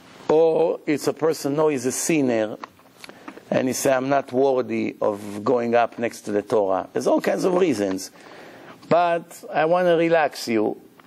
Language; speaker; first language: English; non-native, fluent; Hebrew